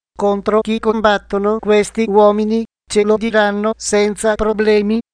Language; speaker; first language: Italian; native; Italian